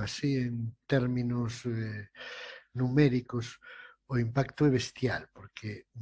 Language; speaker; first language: Spanish; non-native, local second language; Galician